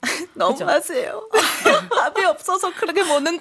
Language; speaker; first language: Korean; non-native, fluent; Chinese